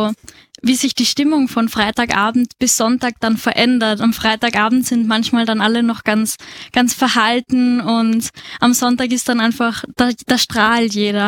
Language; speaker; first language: German; native; German